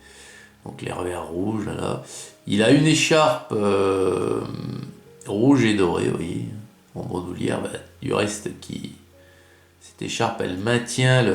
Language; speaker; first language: French; native; French